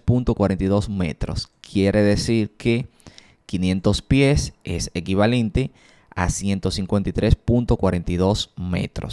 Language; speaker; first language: Spanish; native; Spanish